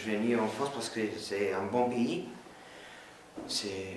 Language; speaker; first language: French; non-native, learner; Albanian